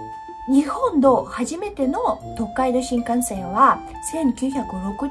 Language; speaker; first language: Japanese; non-native, fluent; Russian